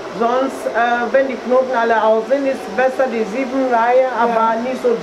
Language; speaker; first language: German; non-native, fluent; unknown